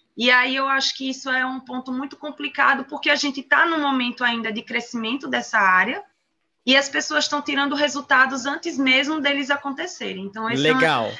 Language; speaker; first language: Portuguese; native; Portuguese